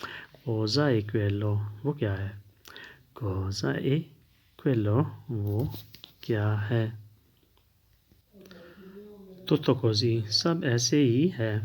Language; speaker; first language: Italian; non-native, learner; Urdu